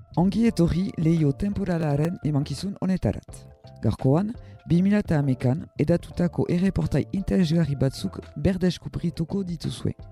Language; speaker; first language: Basque; native; Basque